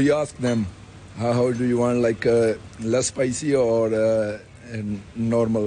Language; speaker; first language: English; non-native, local second language; Punjabi